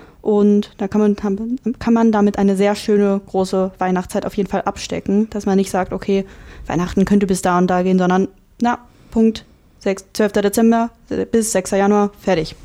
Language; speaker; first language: German; native; German